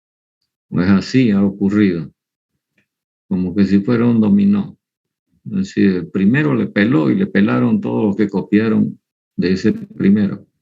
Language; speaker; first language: Spanish; native; Spanish